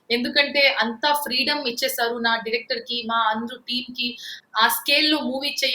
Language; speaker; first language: Telugu; non-native, local second language; Kannada